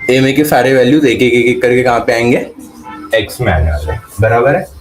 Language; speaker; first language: Hindi; non-native, local second language; Marathi